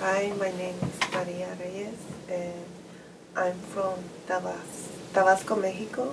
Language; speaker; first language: English; non-native, learner; Spanish